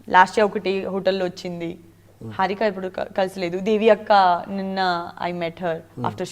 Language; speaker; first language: Telugu; non-native, learner; Gujarati